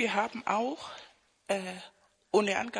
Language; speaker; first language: German; non-native, fluent; Spanish